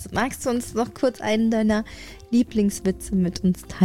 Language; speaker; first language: German; native; German